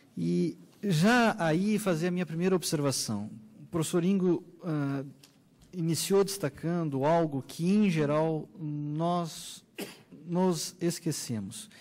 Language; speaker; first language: Portuguese; native; Portuguese